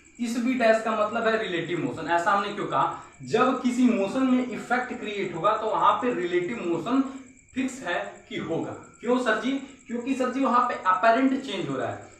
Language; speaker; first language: Hindi; native; Hindi